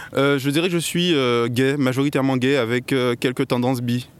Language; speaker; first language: French; native; French